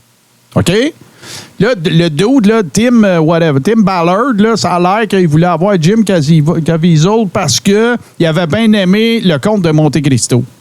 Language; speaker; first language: French; native; French